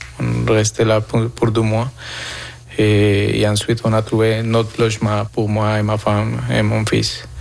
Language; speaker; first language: French; non-native, fluent; Spanish